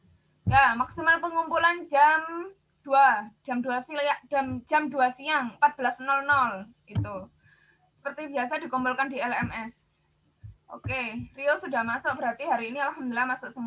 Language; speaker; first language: Indonesian; native; Indonesian